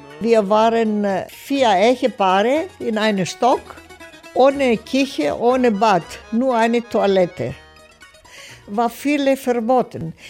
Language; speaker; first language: German; non-native, learner; Greek